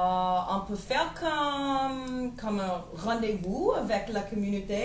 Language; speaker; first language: French; non-native, learner; English